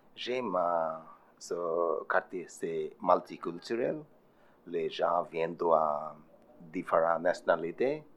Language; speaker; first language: French; non-native, learner; Bangla